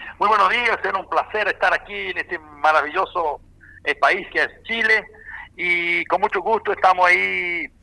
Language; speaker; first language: Spanish; non-native, fluent; Portuguese